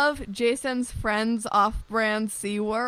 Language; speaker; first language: English; native; English